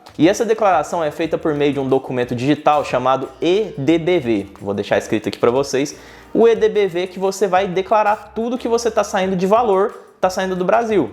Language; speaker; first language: Portuguese; native; Portuguese